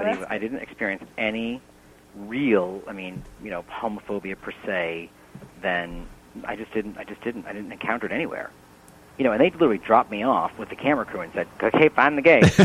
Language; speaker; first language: English; native; English